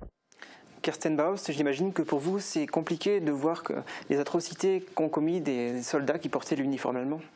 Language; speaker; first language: French; native; French